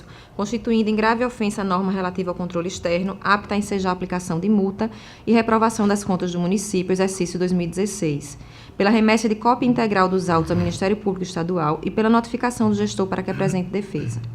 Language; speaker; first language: Portuguese; native; Portuguese